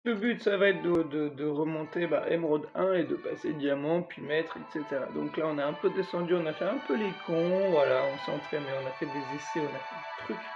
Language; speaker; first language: French; native; French